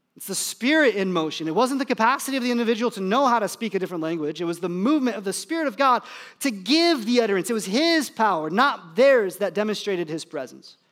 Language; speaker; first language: English; native; English